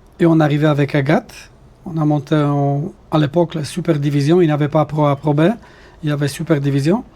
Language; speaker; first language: French; non-native, fluent; Polish